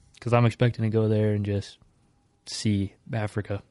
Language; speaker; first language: English; native; English